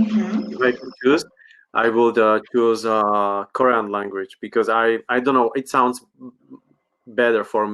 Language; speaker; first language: English; non-native, learner; Slovak